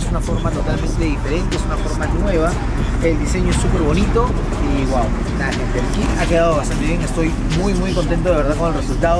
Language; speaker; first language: Spanish; native; Spanish